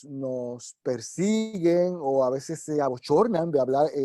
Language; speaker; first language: Spanish; native; Spanish